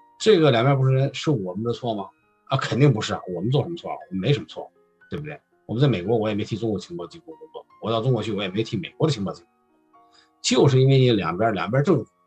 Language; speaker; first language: Chinese; native; Chinese